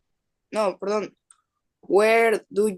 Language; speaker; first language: English; non-native, learner; Spanish